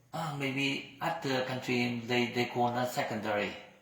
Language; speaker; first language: English; non-native, learner; Vietnamese